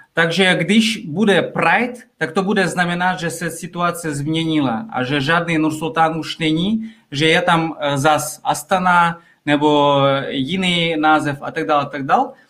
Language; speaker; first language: Czech; non-native, fluent; Russian